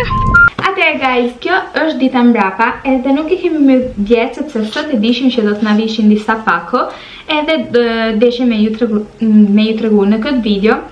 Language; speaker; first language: Albanian; early bilingual, heritage; Albanian